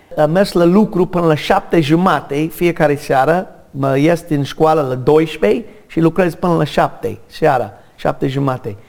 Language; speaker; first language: Romanian; non-native, learner; English